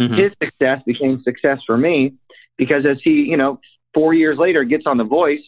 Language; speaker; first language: English; native; English